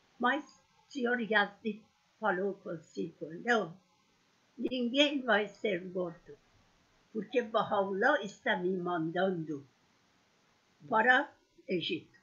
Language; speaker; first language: Portuguese; non-native, learner; Persian